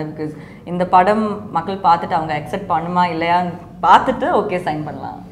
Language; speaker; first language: Tamil; non-native, fluent; Malayalam